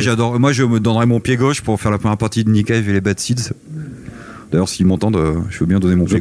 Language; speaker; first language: French; native; French